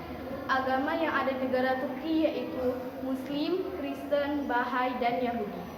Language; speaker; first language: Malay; non-native, local second language; Madurese